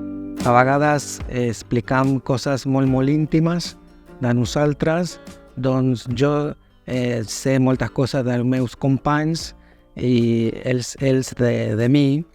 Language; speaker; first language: Catalan; non-native, learner; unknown